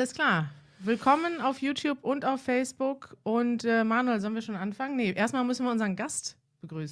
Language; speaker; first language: German; native; German